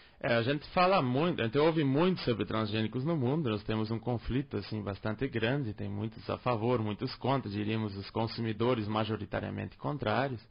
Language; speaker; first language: Portuguese; non-native, local second language; German